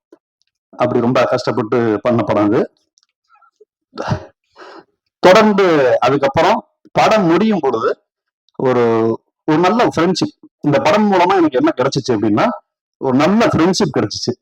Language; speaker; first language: Tamil; native; Tamil